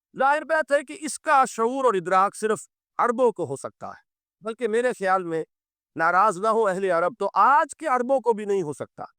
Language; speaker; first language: Urdu; native; Urdu